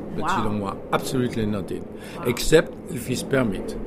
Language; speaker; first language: English; non-native, learner; French